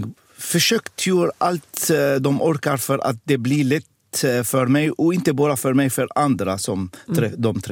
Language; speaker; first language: Swedish; non-native, learner; Arabic